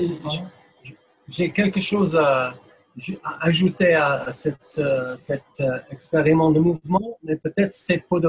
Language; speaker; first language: French; non-native, fluent; English